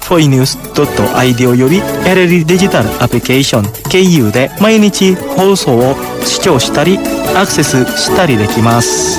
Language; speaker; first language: Japanese; non-native, fluent; Indonesian